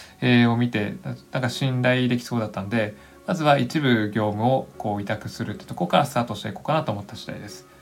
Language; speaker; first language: Japanese; native; Japanese